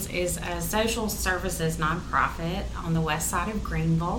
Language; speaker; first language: English; native; English